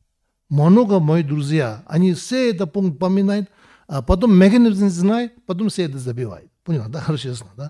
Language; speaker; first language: Russian; non-native, learner; Tibetan